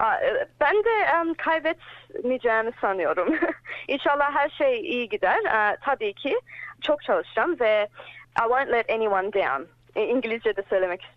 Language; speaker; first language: Turkish; early bilingual, heritage; English